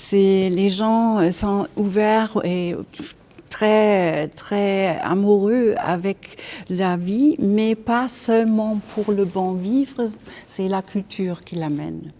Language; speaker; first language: French; non-native, fluent; German